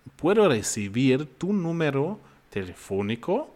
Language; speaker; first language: Spanish; non-native, fluent; German